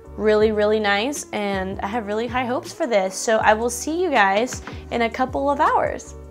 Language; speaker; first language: English; native; English